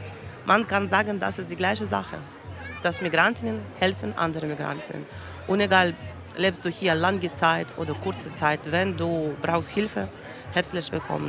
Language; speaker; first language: German; non-native, learner; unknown